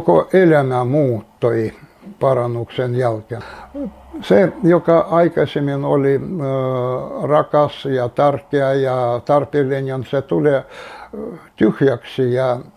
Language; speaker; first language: Finnish; non-native, learner; Russian